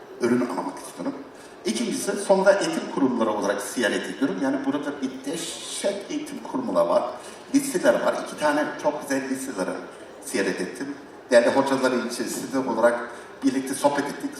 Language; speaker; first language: Turkish; non-native, learner; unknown